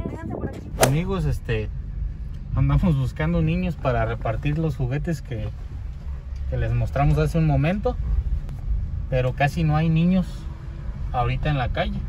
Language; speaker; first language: Spanish; native; Spanish